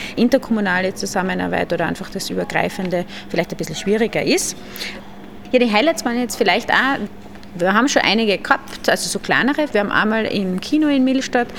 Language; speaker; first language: German; native; German